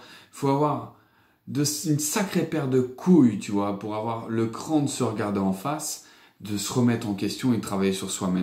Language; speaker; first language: French; native; French